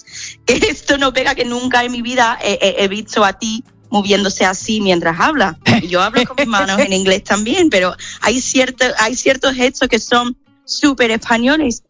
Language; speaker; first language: Spanish; non-native, fluent; English